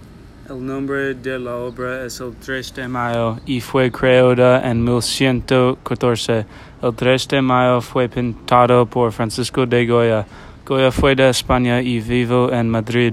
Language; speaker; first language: Spanish; non-native, learner; English